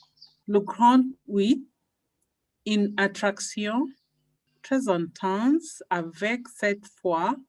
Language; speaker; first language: French; non-native, learner; English